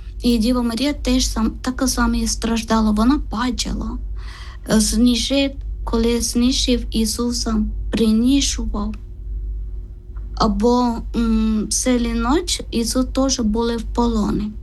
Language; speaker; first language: Ukrainian; non-native, learner; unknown